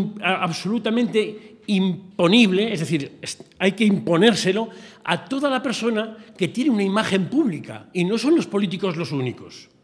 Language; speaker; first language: Spanish; native; Spanish